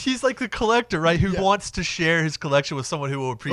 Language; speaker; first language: English; native; English